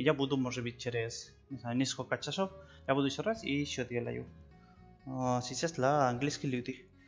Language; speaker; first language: Russian; non-native, learner; Spanish